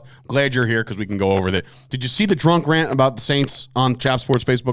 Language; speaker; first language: English; native; English